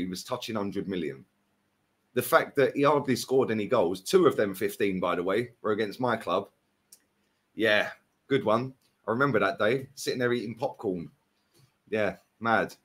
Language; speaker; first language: English; native; English